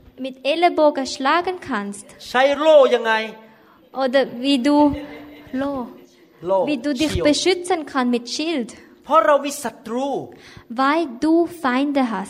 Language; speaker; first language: German; non-native, learner; Thai